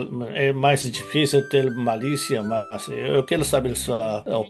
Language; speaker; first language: Portuguese; non-native, fluent; Japanese